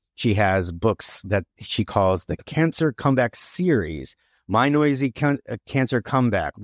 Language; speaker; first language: English; native; English